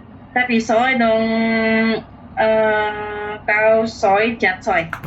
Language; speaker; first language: Cantonese; non-native, learner; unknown